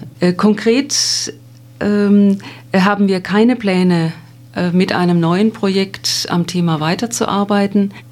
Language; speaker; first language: German; native; German